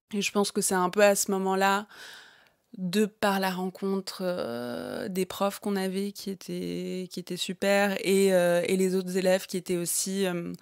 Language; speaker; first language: French; early bilingual, other home language; German